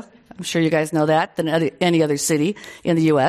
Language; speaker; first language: English; native; English